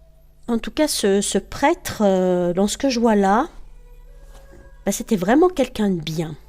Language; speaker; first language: French; native; French